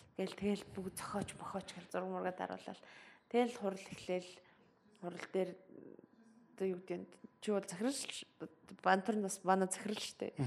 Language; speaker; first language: Mongolian; early bilingual, heritage; Mongolian